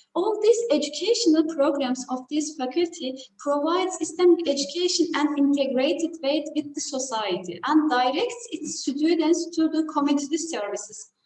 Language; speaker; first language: English; non-native, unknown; Turkish